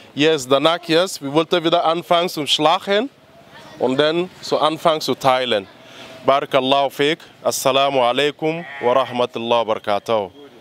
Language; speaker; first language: German; non-native, learner; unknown